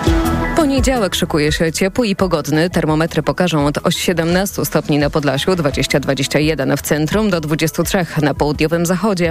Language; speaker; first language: Polish; native; Polish